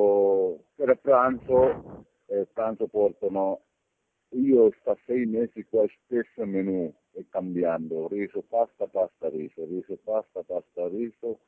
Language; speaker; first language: Italian; non-native, learner; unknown